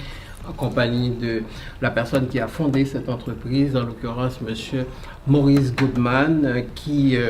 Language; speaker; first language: French; native; French